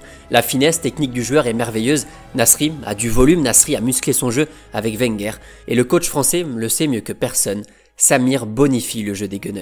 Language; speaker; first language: French; native; French